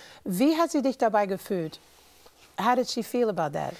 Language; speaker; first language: German; non-native, fluent; English